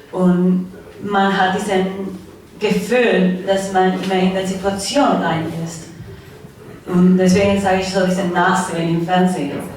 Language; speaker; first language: German; non-native, fluent; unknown